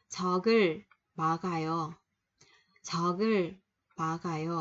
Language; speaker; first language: Korean; non-native, fluent; Vietnamese